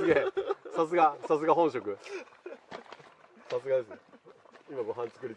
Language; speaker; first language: Japanese; native; Japanese